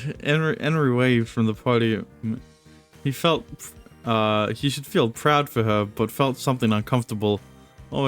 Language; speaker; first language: English; native; English